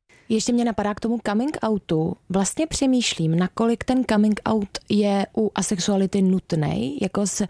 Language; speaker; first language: Czech; native; Czech